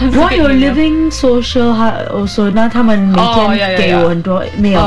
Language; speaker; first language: Chinese; non-native, learner; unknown